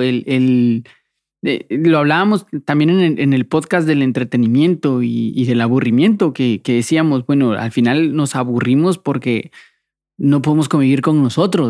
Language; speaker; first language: Spanish; native; Spanish